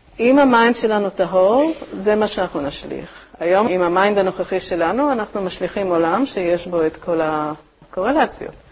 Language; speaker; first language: Hebrew; native; Hebrew